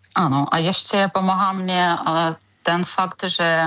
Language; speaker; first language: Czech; non-native, learner; Ukrainian